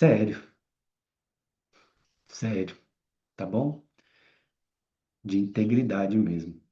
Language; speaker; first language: Portuguese; native; Portuguese